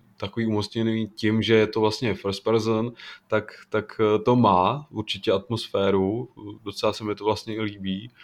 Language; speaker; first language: Czech; native; Czech